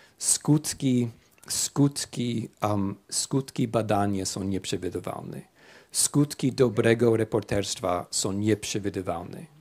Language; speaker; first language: Polish; non-native, fluent; English